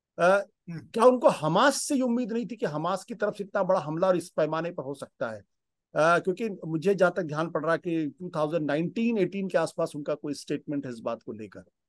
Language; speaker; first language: Hindi; native; Hindi